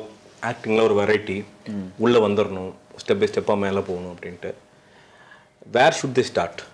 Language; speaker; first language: Tamil; native; Tamil